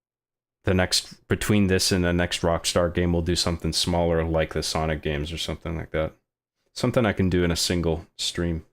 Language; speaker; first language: English; native; English